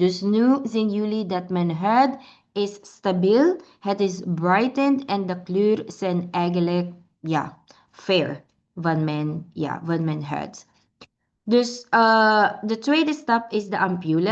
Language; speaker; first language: Dutch; non-native, learner; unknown